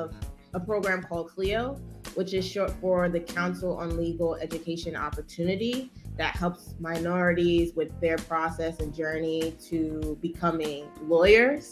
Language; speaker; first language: English; native; English